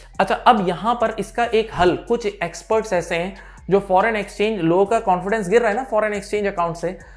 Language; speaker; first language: Urdu; native; Urdu